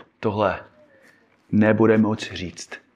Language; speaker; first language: Czech; non-native, fluent; English